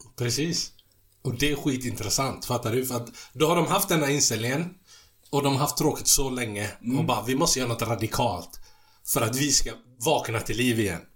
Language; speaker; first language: Swedish; early bilingual, other home language; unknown